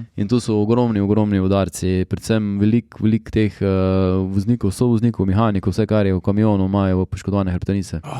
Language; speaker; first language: Slovenian; native; Slovenian